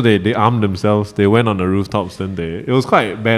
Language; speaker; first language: English; native; English